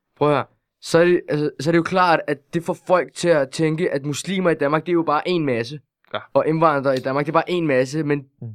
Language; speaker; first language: Danish; early bilingual, other home language; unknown